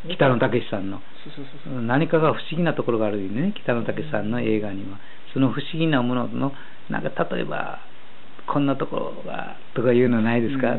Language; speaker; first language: Japanese; native; Japanese